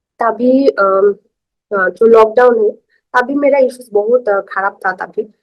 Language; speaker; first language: Hindi; non-native, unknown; Bangla